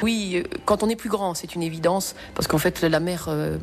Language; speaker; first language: French; native; French